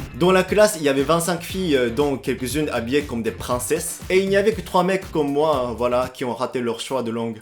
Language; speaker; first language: French; non-native, fluent; Japanese